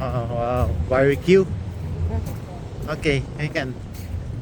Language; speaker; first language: English; non-native, learner; Filipino